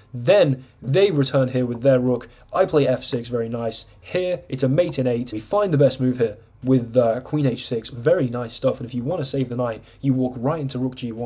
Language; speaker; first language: English; native; English